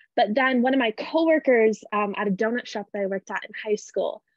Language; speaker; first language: English; native; English